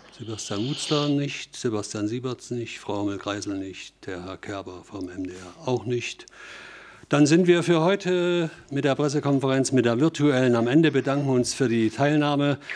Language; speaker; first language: German; native; German